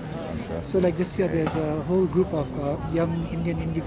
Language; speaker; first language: English; non-native, local second language; Tibetan